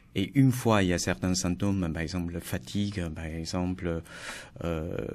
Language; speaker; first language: French; non-native, fluent; Chinese